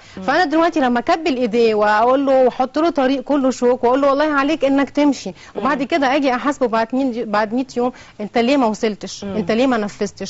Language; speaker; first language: Arabic; native; Arabic